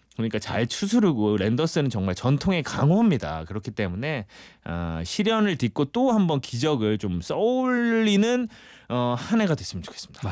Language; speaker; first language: Korean; native; Korean